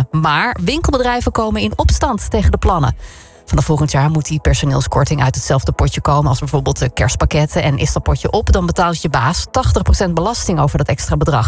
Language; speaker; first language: Dutch; native; Dutch